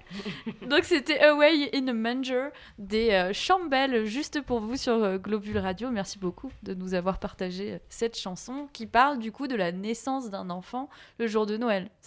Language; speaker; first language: French; native; French